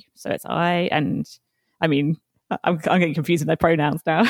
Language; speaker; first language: English; native; English